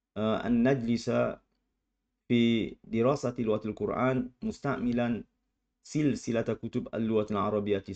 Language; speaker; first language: Arabic; non-native, fluent; Malay